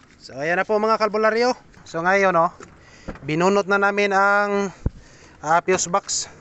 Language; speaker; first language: Filipino; non-native, local second language; Cebuano